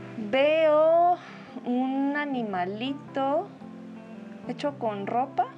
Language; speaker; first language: Spanish; native; Spanish